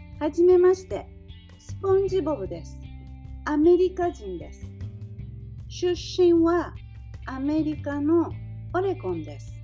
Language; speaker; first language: Japanese; non-native, learner; English